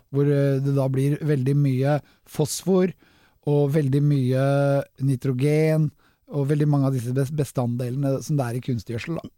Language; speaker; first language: Norwegian; native; Norwegian